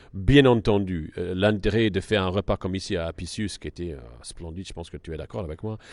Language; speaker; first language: French; non-native, fluent; English